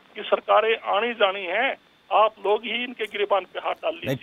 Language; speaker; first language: Hindi; native; Hindi